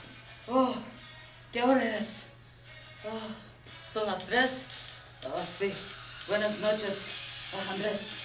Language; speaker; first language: Spanish; non-native, learner; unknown